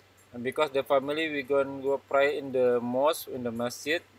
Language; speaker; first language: English; non-native, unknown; Indonesian